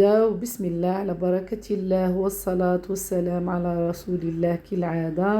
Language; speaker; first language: Arabic; native; Arabic